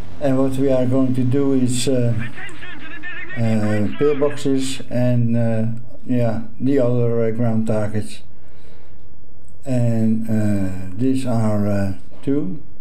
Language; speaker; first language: English; non-native, fluent; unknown